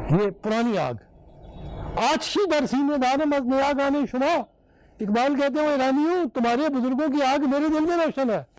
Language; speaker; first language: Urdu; non-native, local second language; Punjabi